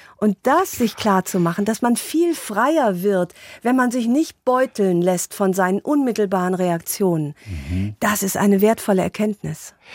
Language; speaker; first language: German; native; German